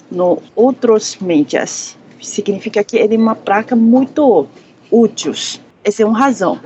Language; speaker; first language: Portuguese; non-native, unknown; Chinese